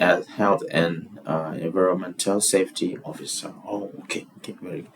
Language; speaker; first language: English; non-native, fluent; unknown